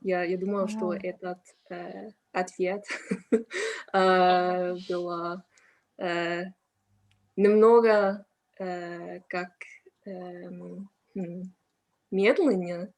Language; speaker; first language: Russian; non-native, learner; English